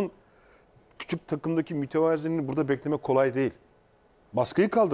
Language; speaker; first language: Turkish; native; Turkish